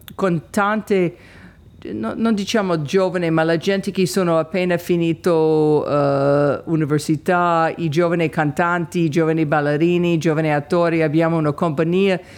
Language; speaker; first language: Italian; non-native, fluent; English